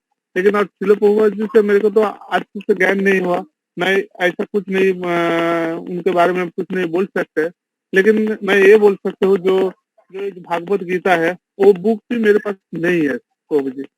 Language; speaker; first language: Hindi; non-native, local second language; Bangla